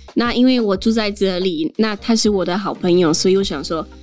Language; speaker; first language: Chinese; non-native, fluent; French